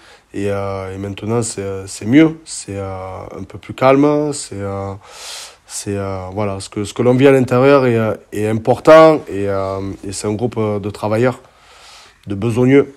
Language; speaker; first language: French; native; French